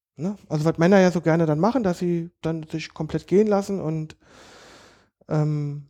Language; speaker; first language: German; native; German